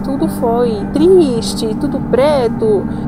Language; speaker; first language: Portuguese; non-native, learner; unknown